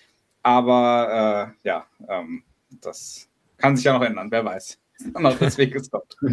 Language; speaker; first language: German; native; German